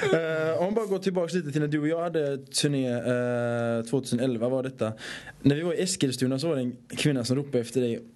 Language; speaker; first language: Swedish; early bilingual, other home language; Persian